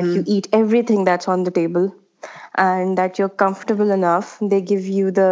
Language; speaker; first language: English; non-native, local second language; Urdu